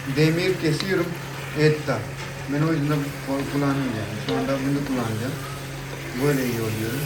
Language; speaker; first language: Turkish; non-native, learner; Urdu